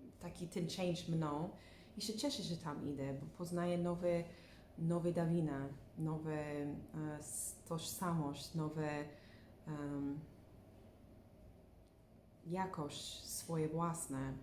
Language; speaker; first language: Polish; non-native, learner; English